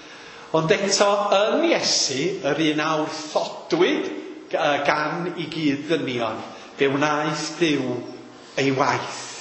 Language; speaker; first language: Welsh; native; Welsh